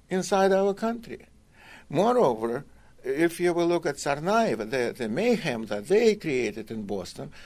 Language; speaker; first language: English; non-native, fluent; Russian